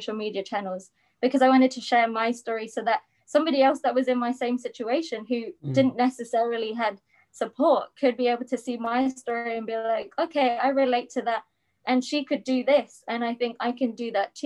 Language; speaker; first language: English; native; English